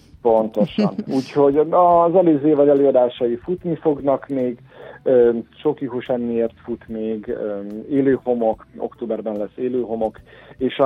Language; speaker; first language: Hungarian; native; Hungarian